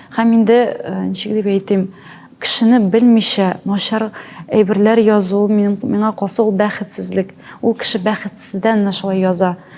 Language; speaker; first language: Tatar; native; Tatar